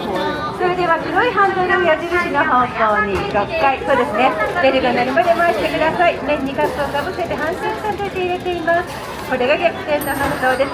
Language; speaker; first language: Japanese; native; Japanese